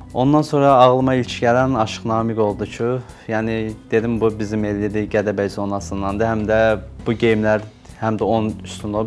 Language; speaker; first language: Azerbaijani; native; Azerbaijani